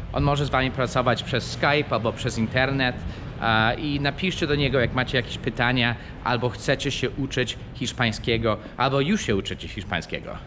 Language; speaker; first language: Polish; non-native, fluent; English